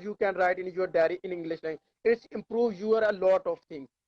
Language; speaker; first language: English; non-native, learner; Urdu